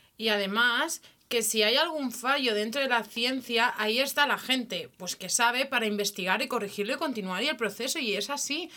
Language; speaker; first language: Spanish; native; Spanish